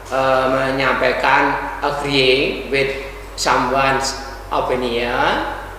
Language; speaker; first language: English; non-native, fluent; Indonesian